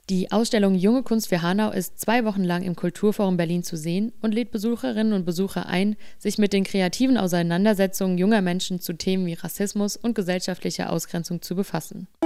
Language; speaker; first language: German; native; German